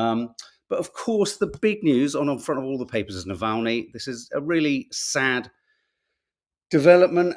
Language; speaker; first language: English; native; English